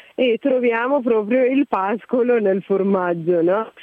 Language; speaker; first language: Italian; non-native, fluent; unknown